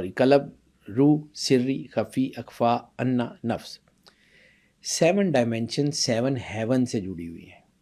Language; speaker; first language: Urdu; non-native, local second language; Punjabi